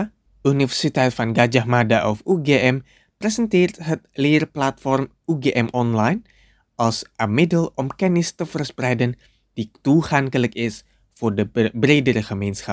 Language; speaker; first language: Dutch; non-native, fluent; Indonesian